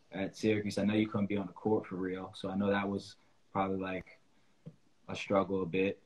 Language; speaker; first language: English; native; English